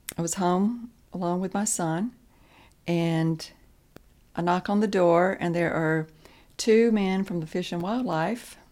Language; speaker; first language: English; native; English